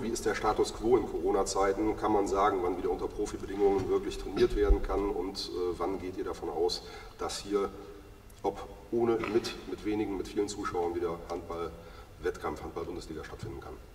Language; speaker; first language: German; native; German